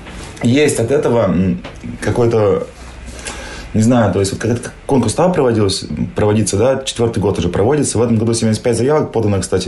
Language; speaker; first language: Russian; native; Russian